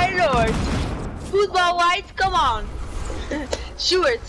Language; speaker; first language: English; non-native, learner; Dutch